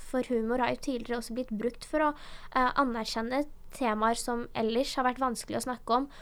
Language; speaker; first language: Norwegian; early bilingual, other home language; Urdu